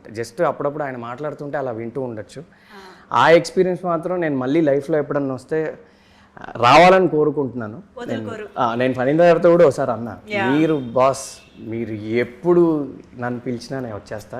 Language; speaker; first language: Telugu; native; Telugu